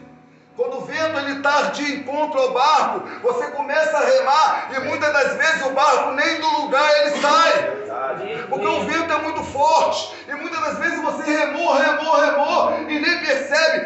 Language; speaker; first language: Portuguese; native; Portuguese